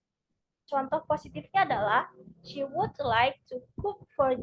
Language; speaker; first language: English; non-native, fluent; Indonesian